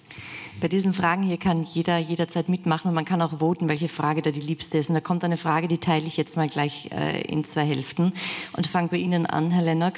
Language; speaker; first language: German; native; German